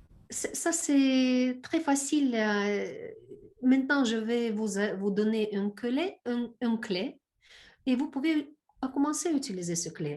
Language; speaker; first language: French; non-native, learner; Russian